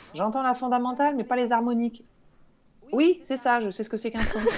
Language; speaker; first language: French; native; French